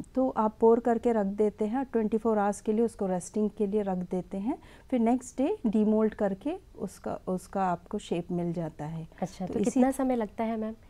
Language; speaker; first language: Hindi; non-native, local second language; Tamil